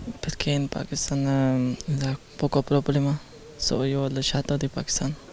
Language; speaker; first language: Italian; non-native, learner; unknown